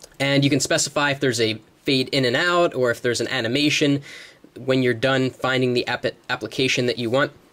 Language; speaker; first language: English; native; English